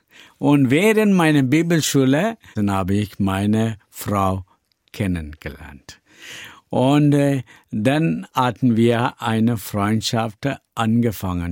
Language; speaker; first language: German; non-native, learner; Tamil